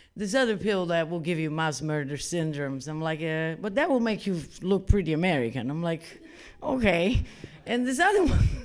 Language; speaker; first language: English; non-native, fluent; Italian